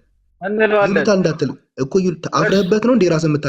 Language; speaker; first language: Amharic; native; Amharic